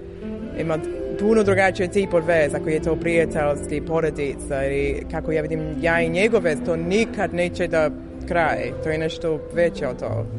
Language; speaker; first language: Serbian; non-native, learner; English